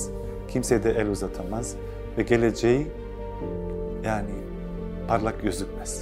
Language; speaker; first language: Turkish; non-native, fluent; Bosnian